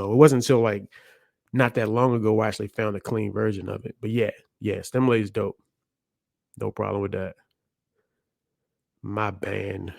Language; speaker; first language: English; native; English